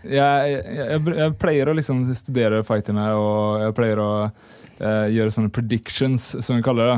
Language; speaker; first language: Norwegian; native; Norwegian